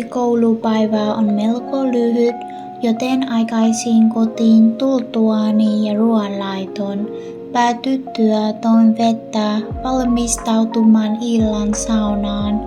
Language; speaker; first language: Finnish; non-native, learner; Vietnamese